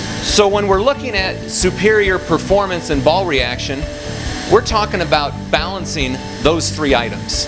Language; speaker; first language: English; native; English